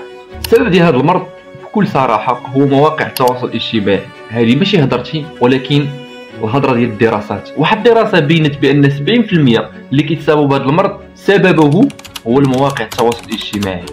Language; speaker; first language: Arabic; native; Arabic